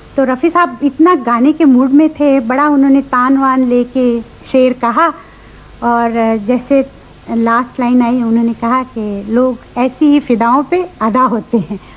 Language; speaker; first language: Hindi; non-native, local second language; Marathi